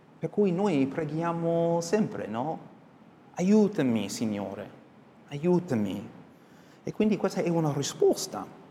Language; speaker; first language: Italian; non-native, fluent; English